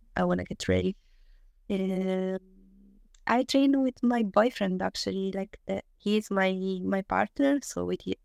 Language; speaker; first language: English; non-native, learner; Italian